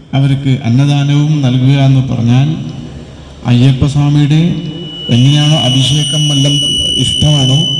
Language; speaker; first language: Malayalam; non-native, local second language; Kannada